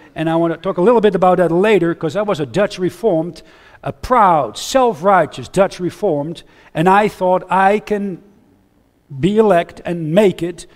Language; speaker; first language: English; non-native, fluent; Dutch